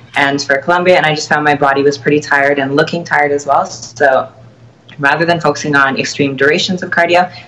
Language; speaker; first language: English; native; English